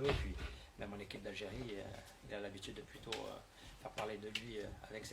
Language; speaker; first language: French; native; French